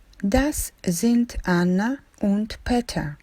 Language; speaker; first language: German; non-native, fluent; Russian